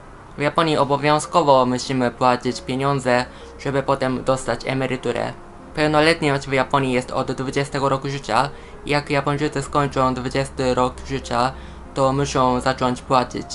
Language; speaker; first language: Polish; non-native, fluent; Japanese